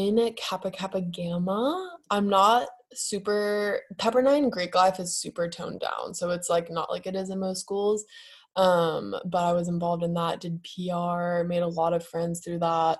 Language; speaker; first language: English; native; English